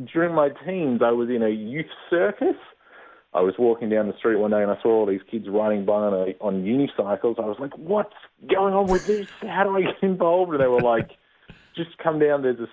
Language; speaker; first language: English; native; English